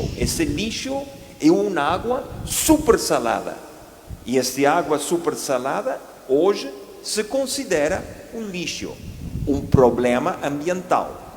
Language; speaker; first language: Portuguese; non-native, fluent; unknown